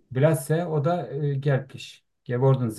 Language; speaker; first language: German; non-native, learner; Turkish